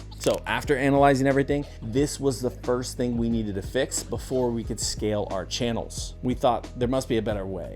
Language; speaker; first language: English; native; English